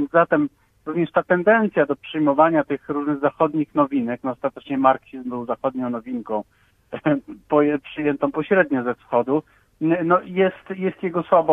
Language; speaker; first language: Polish; native; Polish